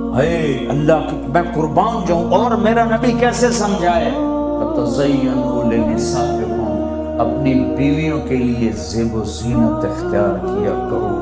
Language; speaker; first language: Urdu; non-native, local second language; Punjabi